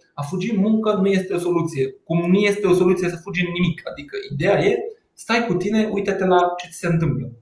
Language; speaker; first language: Romanian; non-native, local second language; Hungarian